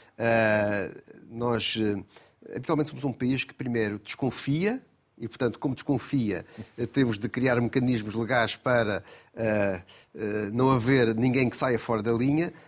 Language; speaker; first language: Portuguese; native; Portuguese